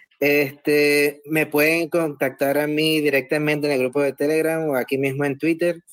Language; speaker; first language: Spanish; native; Spanish